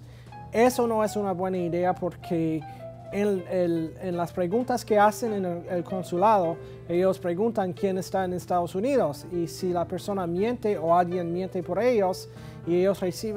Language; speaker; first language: Spanish; non-native, fluent; English